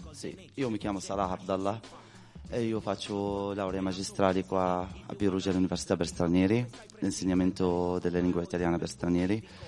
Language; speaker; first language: Italian; non-native, fluent; Arabic